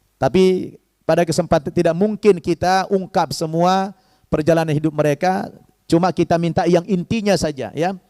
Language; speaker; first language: Indonesian; native; Indonesian